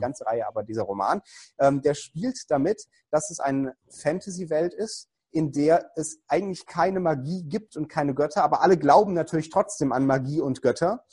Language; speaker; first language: German; native; German